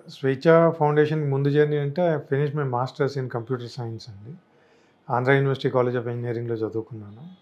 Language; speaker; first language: Telugu; native; Telugu